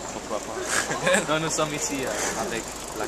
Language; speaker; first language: French; non-native, learner; German